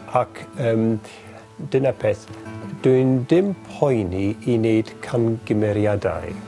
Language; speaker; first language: Welsh; non-native, learner; German